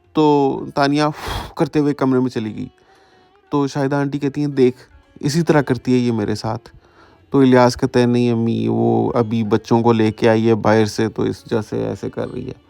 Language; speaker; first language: Urdu; native; Urdu